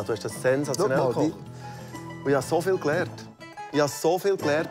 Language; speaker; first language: German; native; German